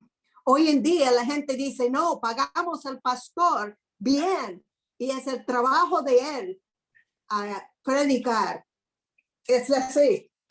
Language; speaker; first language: Spanish; non-native, fluent; English